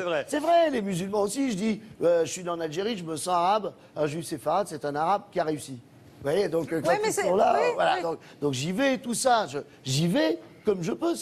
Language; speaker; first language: French; native; French